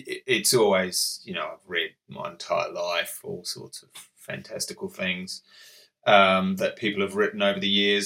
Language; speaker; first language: English; native; English